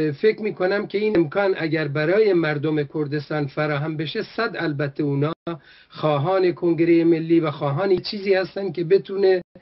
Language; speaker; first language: Persian; non-native, local second language; Kurdish